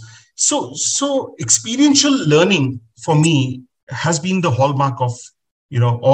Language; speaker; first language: English; non-native, local second language; Hindi